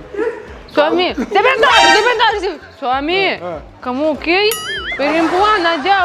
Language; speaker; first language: Indonesian; non-native, learner; Russian